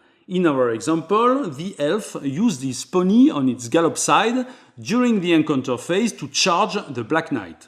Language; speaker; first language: English; non-native, fluent; French